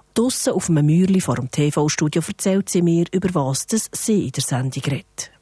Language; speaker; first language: German; native; German